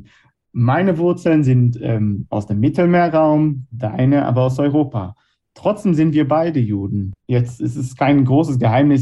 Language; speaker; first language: German; non-native, fluent; Hebrew